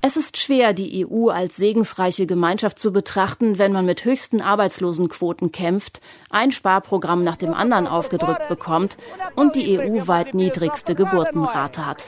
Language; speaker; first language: German; native; German